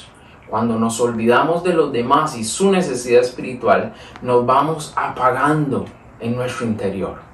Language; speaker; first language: Spanish; native; Spanish